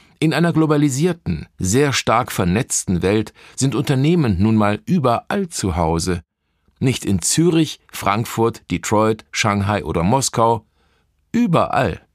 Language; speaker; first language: German; native; German